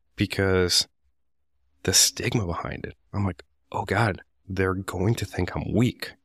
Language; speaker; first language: English; non-native, fluent; Spanish